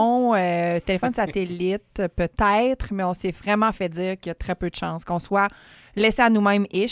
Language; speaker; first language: French; native; French